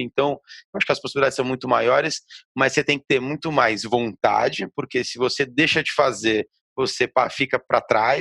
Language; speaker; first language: Portuguese; native; Portuguese